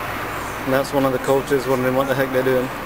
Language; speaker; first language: English; native; English